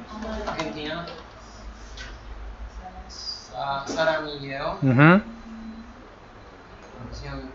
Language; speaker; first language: Korean; non-native, learner; Spanish